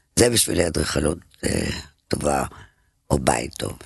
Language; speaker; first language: Hebrew; non-native, fluent; French